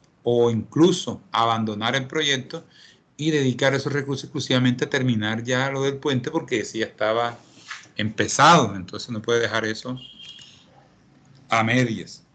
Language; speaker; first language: Spanish; native; Spanish